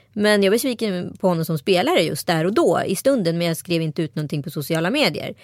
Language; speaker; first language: Swedish; native; Swedish